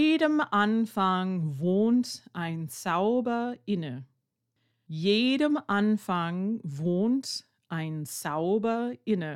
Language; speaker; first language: German; non-native, fluent; English